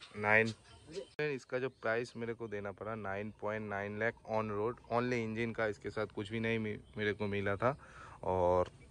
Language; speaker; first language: Hindi; non-native, local second language; Bangla